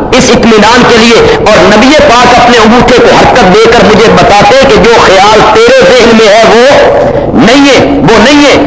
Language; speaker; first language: Urdu; non-native, local second language; Punjabi